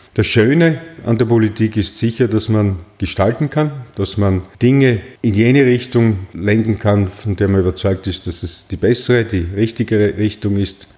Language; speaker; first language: German; native; German